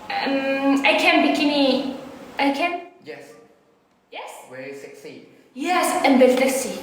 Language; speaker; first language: English; non-native, learner; Korean